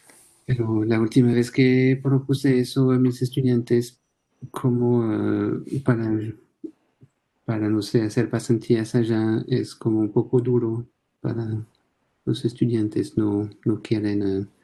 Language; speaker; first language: Spanish; non-native, fluent; French